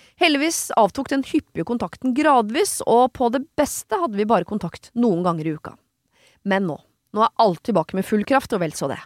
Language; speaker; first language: Norwegian; native; Norwegian